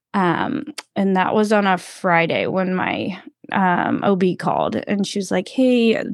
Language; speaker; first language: English; native; English